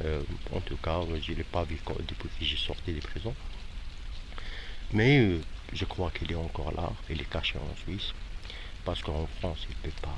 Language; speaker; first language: French; non-native, fluent; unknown